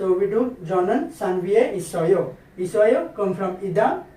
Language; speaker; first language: Korean; non-native, learner; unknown